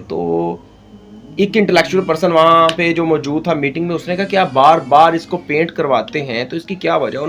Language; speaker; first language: Urdu; non-native, local second language; Punjabi